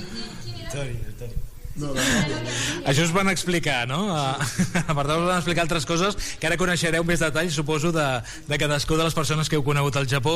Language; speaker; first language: Catalan; native; Catalan